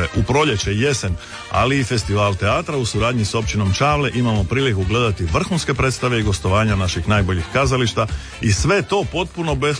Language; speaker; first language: Serbian; native; Serbian